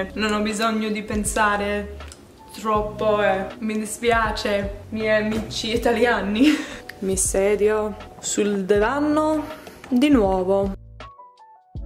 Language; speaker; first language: Italian; non-native, learner; English